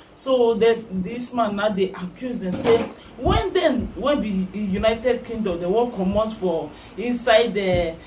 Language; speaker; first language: Nigerian Pidgin; native; Nigerian Pidgin